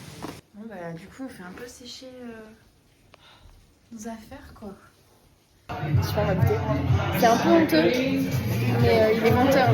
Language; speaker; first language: French; native; French